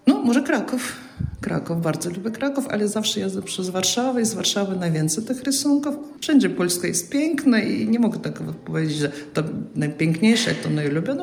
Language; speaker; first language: Polish; non-native, fluent; Russian